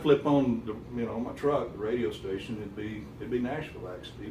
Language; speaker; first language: English; native; English